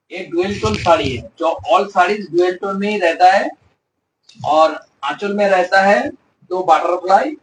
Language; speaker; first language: Hindi; non-native, local second language; Bangla